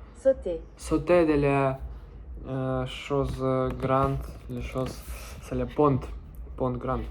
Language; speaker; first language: French; non-native, learner; Russian